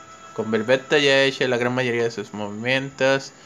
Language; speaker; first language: Spanish; native; Spanish